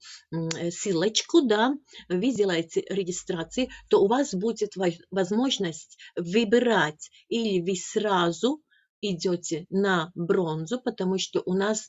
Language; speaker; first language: Russian; non-native, fluent; Latvian